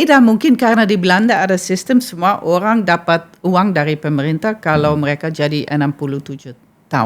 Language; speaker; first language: Indonesian; non-native, fluent; Dutch